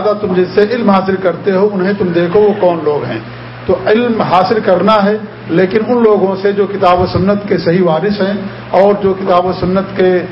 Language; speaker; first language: Urdu; native; Urdu